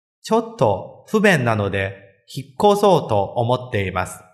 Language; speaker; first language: Japanese; non-native, fluent; Chinese